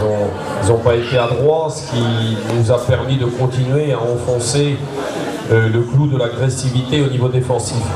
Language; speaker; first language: French; native; French